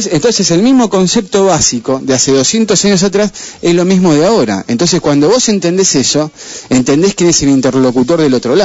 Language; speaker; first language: Spanish; native; Spanish